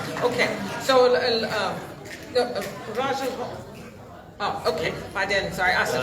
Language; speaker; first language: Arabic; early bilingual, heritage; Arabic